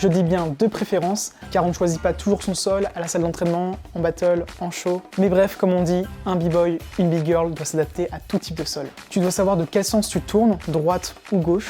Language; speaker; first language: French; native; French